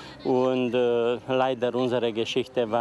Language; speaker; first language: German; non-native, local second language; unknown